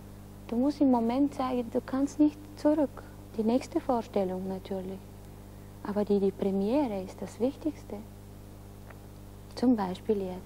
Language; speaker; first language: German; non-native, fluent; Bulgarian